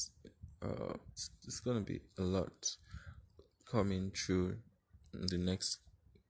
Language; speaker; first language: English; non-native, local second language; Yoruba